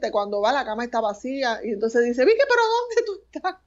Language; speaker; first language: Spanish; native; Spanish